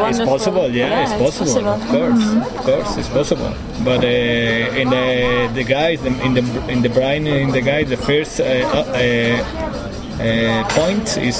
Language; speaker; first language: English; non-native, learner; Spanish